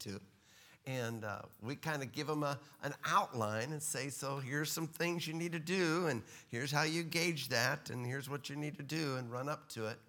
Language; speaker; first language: English; native; English